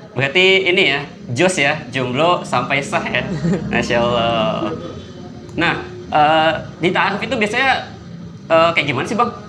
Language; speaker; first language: Indonesian; native; Indonesian